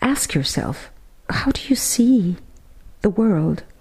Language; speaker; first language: English; non-native, fluent; Italian